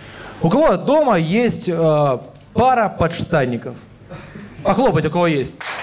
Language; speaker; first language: Russian; native; Russian